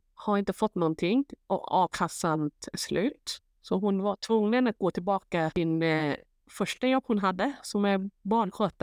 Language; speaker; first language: Swedish; non-native, fluent; Thai